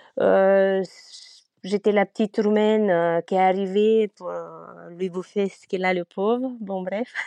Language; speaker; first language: French; non-native, fluent; Romanian